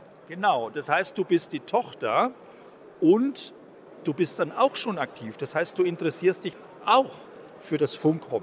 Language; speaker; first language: German; native; German